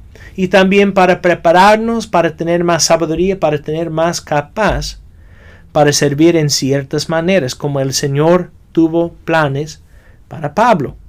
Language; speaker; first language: Spanish; non-native, fluent; English